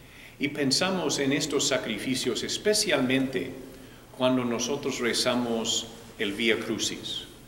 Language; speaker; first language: Spanish; non-native, fluent; English